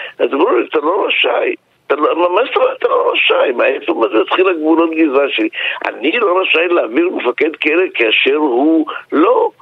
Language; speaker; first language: Hebrew; native; Hebrew